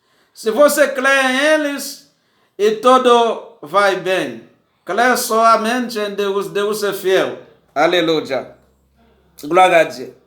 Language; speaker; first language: Portuguese; non-native, learner; Haitian Creole